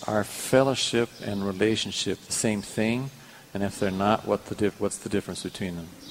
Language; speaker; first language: English; non-native, fluent; Portuguese